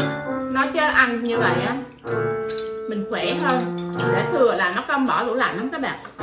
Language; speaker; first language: Vietnamese; native; Vietnamese